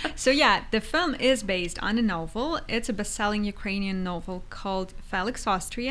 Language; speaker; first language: English; non-native, fluent; Ukrainian